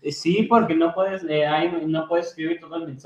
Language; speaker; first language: Spanish; native; Spanish